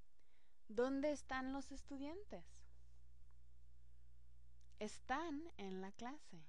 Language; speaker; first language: Spanish; non-native, fluent; English